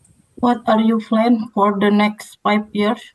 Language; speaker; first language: English; non-native, learner; Indonesian